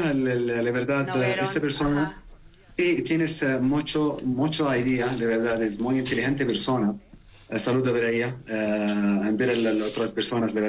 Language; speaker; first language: Spanish; non-native, learner; Arabic